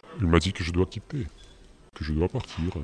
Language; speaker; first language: French; non-native, fluent; Russian